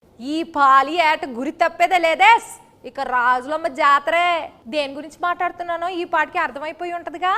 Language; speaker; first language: Telugu; native; Telugu